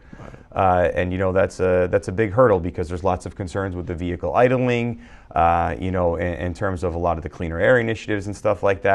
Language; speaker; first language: English; native; English